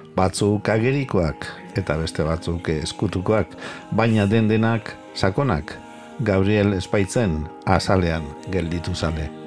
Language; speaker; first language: Basque; native; Basque